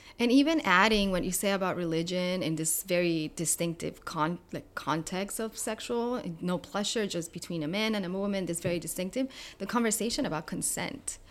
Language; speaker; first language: English; non-native, fluent; Spanish